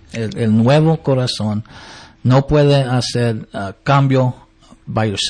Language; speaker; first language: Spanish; early bilingual, heritage; English